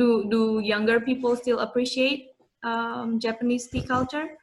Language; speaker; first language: English; non-native, fluent; Indonesian